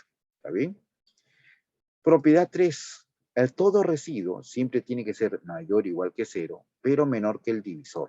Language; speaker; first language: Spanish; native; Spanish